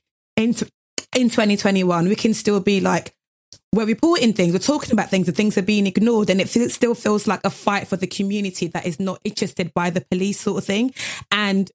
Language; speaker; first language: English; native; English